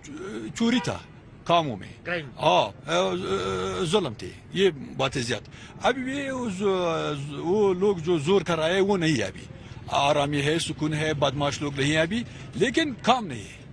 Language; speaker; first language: Hindi; non-native, learner; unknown